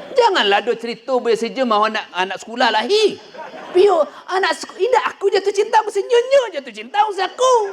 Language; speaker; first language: Malay; non-native, local second language; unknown